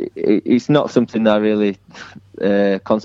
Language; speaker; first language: English; native; English